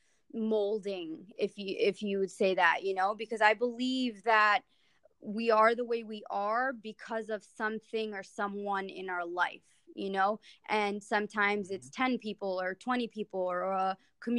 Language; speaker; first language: English; early bilingual, other home language; Arabic